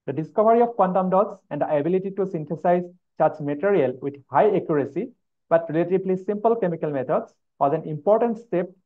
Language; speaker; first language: English; non-native, local second language; Assamese